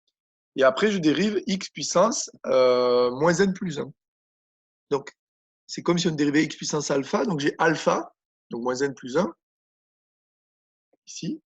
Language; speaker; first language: French; native; French